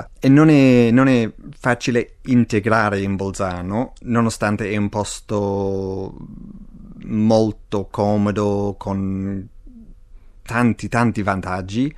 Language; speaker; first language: Italian; non-native, fluent; English